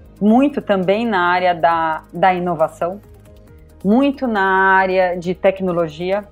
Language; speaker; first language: Portuguese; native; Portuguese